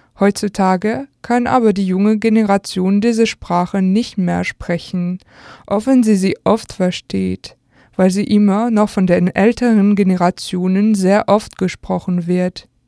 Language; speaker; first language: German; non-native, fluent; French